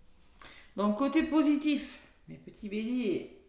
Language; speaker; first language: French; native; French